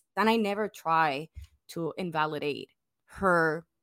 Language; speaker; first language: English; non-native, fluent; Spanish